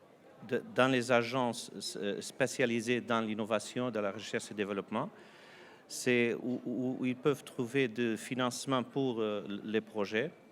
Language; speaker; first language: French; non-native, fluent; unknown